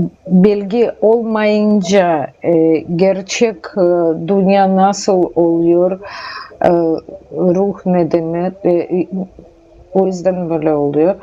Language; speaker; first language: Turkish; non-native, learner; Russian